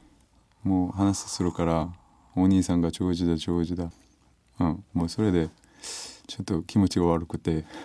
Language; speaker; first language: Japanese; non-native, learner; Korean